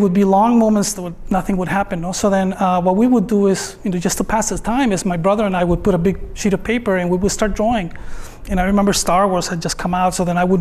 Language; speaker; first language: English; non-native, fluent; Spanish